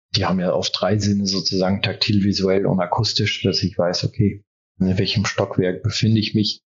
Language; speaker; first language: German; early bilingual, heritage; French